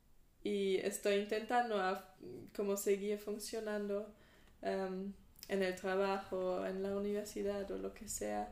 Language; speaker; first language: Spanish; non-native, fluent; German